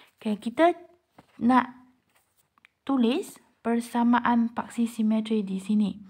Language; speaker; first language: Malay; non-native, local second language; Chinese